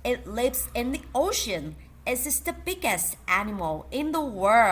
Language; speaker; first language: English; non-native, learner; Thai